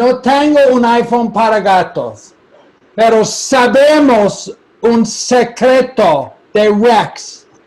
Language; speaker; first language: Spanish; non-native, fluent; English